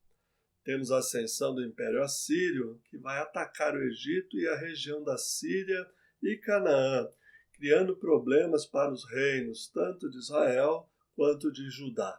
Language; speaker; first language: Portuguese; native; Portuguese